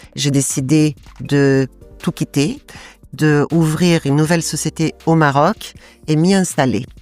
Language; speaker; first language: French; non-native, fluent; Portuguese